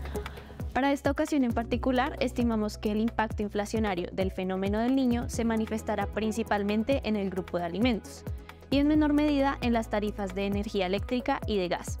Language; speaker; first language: Spanish; native; Spanish